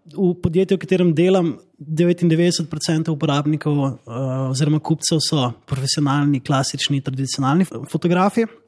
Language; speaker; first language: Slovenian; native; Slovenian